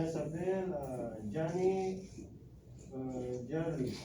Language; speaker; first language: French; non-native, learner; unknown